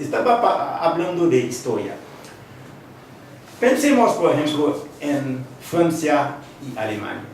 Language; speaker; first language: Spanish; non-native, fluent; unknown